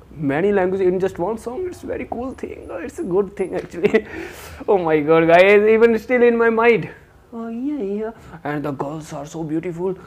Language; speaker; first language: English; non-native, local second language; Hindi